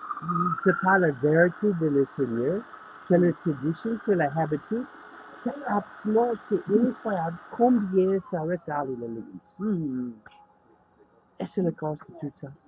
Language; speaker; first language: French; non-native, learner; English